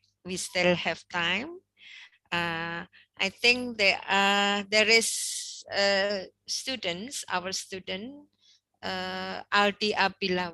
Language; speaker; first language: English; non-native, learner; Indonesian